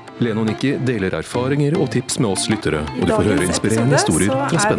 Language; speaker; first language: Norwegian; native; Norwegian